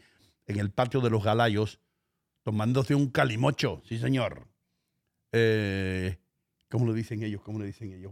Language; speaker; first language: Spanish; native; Spanish